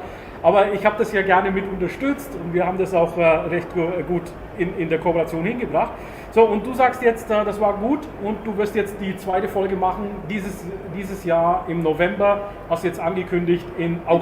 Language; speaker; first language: German; non-native, fluent; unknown